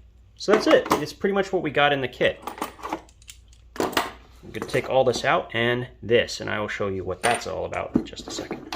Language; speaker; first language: English; native; English